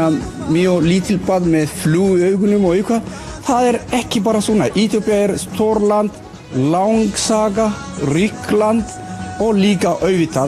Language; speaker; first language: Icelandic; non-native, learner; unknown